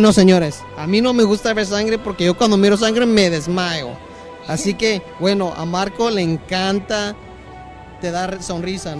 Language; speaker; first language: Spanish; native; Spanish